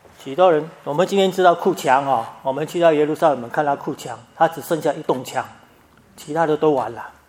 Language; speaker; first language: Chinese; native; Chinese